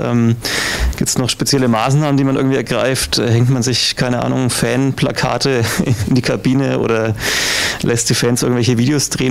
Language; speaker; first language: German; native; German